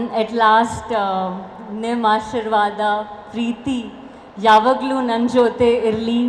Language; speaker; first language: Kannada; non-native, local second language; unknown